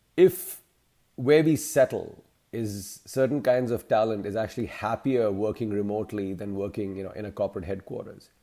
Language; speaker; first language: English; non-native, local second language; Hindi